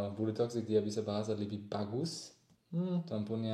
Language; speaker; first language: Indonesian; non-native, learner; German